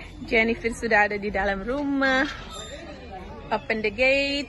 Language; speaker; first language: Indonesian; non-native, local second language; Tetum